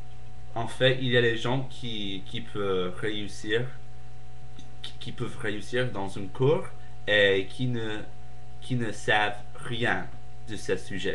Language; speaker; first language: French; non-native, fluent; English